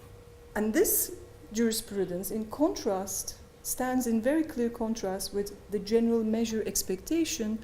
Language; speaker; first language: English; non-native, fluent; Turkish